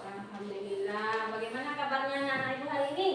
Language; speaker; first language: Indonesian; native; Indonesian